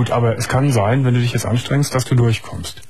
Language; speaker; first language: German; native; German